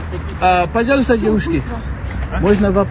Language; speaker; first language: Russian; non-native, learner; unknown